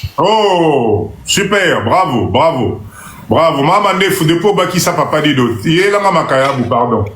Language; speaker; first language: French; non-native, local second language; Lingala